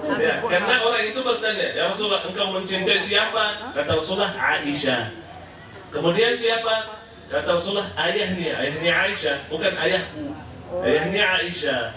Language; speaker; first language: Malay; non-native, fluent; Arabic